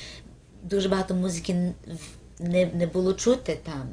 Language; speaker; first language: Ukrainian; early bilingual, heritage; Ukrainian